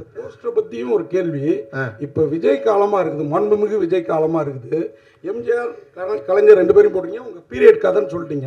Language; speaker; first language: Tamil; native; Tamil